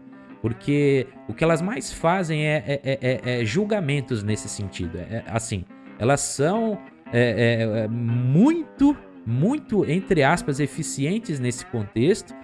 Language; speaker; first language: Portuguese; native; Portuguese